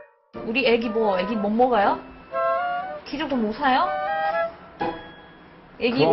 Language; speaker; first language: Korean; non-native, learner; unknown